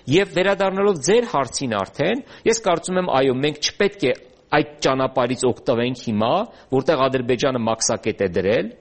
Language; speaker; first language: Armenian; native; Armenian